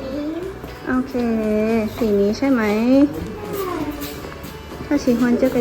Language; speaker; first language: Thai; native; Thai